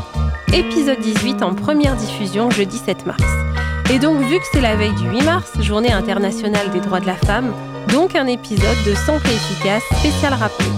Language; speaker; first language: French; native; French